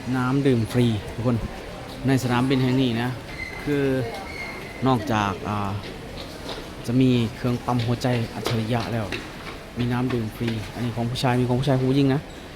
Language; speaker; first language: Thai; native; Thai